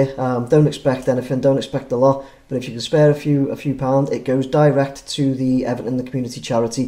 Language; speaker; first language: English; native; English